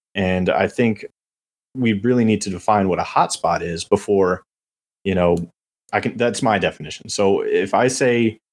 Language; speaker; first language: English; native; English